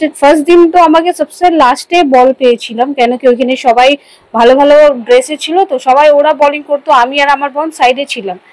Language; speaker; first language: Bangla; non-native, local second language; Hindi